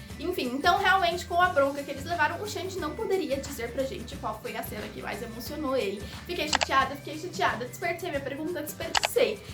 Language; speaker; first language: Portuguese; native; Portuguese